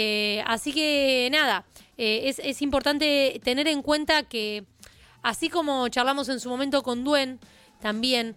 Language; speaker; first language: Spanish; native; Spanish